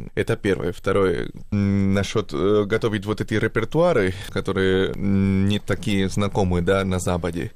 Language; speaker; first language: Russian; non-native, fluent; Spanish